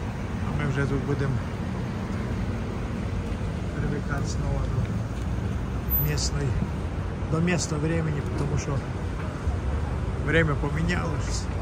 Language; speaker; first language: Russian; non-native, local second language; Ukrainian